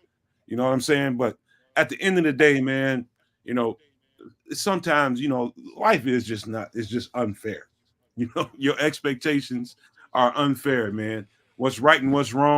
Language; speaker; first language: English; native; English